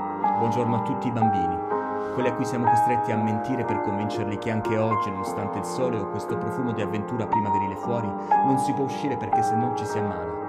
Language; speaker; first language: Italian; native; Italian